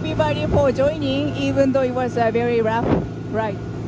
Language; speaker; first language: English; non-native, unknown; Japanese